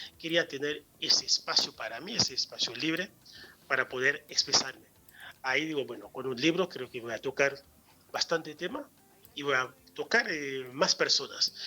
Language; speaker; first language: Spanish; non-native, fluent; Haitian Creole